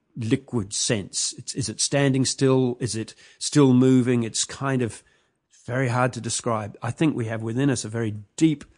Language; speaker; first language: English; native; English